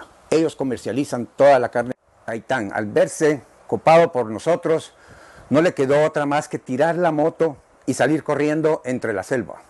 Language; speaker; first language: Spanish; native; Spanish